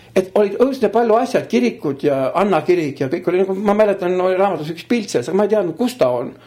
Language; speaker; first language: Estonian; early bilingual, heritage; Estonian